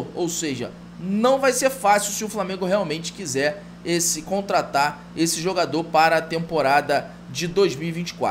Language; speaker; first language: Portuguese; native; Portuguese